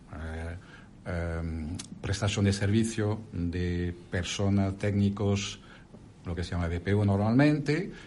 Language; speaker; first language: Spanish; non-native, fluent; French